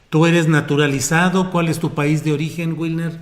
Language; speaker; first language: Spanish; native; Spanish